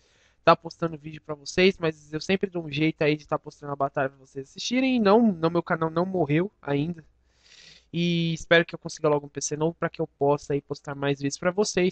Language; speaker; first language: Portuguese; native; Portuguese